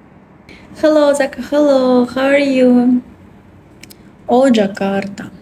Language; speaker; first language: English; non-native, learner; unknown